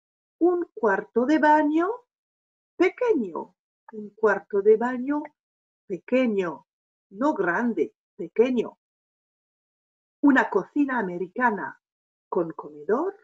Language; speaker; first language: Spanish; non-native, fluent; French